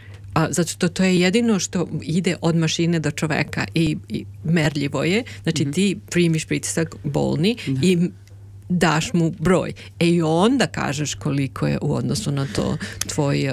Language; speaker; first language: Serbian; native; Serbian